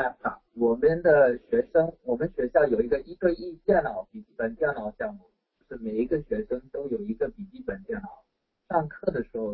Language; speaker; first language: Chinese; non-native, fluent; English